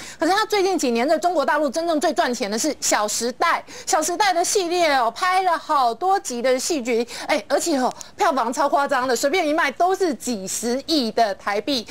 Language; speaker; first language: Chinese; native; Chinese